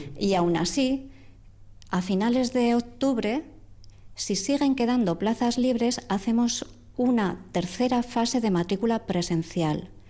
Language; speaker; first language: Spanish; native; Spanish